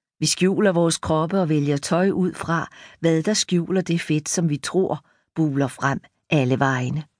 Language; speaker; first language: Danish; native; Danish